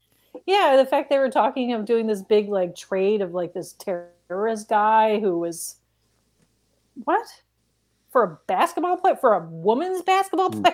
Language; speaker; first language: English; native; English